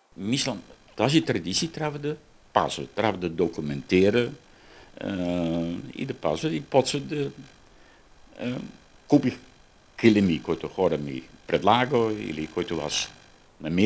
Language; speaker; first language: Bulgarian; non-native, learner; Dutch